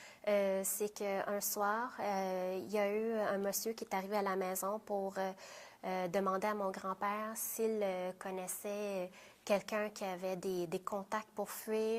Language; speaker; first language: French; early bilingual, other home language; Vietnamese